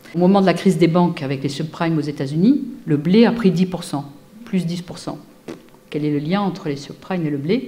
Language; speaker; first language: French; native; French